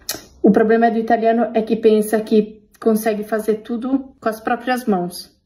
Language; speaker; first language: Portuguese; non-native, fluent; Italian